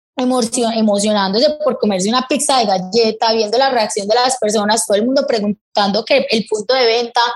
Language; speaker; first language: Spanish; native; Spanish